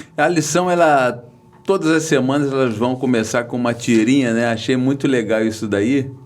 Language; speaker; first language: Portuguese; native; Portuguese